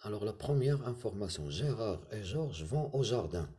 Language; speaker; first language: French; non-native, local second language; Arabic